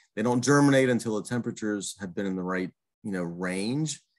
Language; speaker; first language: English; native; English